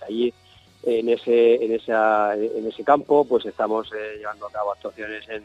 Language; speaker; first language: Spanish; native; Spanish